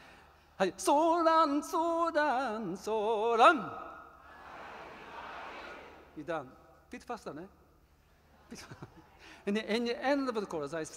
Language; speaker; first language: English; non-native, learner; Japanese